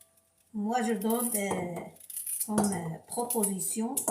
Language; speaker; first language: French; non-native, local second language; Arabic